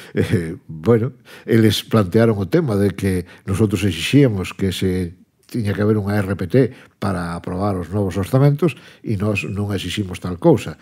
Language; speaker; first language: Galician; non-native, local second language; Spanish